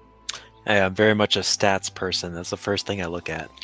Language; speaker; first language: English; native; English